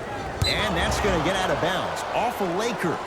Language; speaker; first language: English; native; English